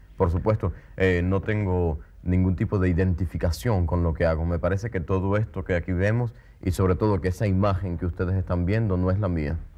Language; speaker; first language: Spanish; native; Spanish